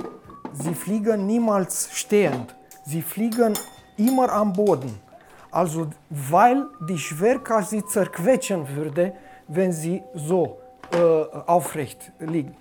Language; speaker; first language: German; non-native, fluent; Romanian